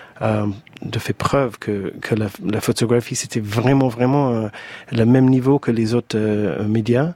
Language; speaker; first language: French; non-native, fluent; English